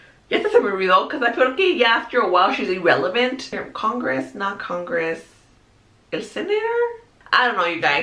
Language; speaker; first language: English; early bilingual, other home language; Spanish